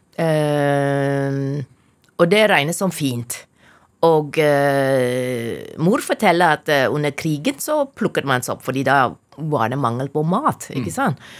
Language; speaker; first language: Norwegian; non-native, fluent; Chinese